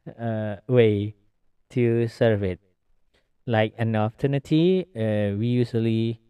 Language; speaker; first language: English; non-native, learner; Indonesian